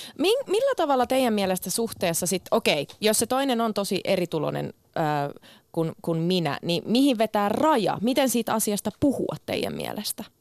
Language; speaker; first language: Finnish; early bilingual, other home language; Turkish